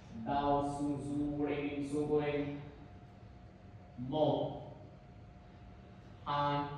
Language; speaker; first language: Vietnamese; non-native, learner; Indonesian